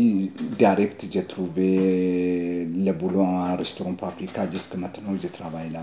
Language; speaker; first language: French; non-native, learner; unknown